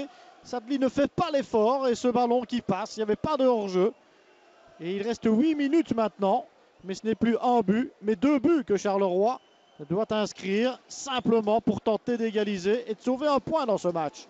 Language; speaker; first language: French; native; French